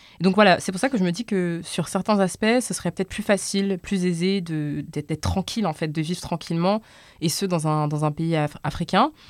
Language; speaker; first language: French; early bilingual, other home language; Lingala